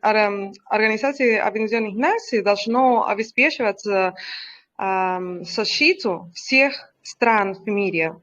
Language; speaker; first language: Russian; non-native, learner; Spanish